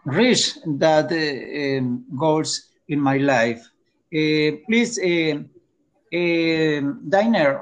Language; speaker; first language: English; non-native, learner; Spanish